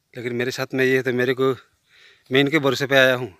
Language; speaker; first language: Hindi; non-native, local second language; Gujarati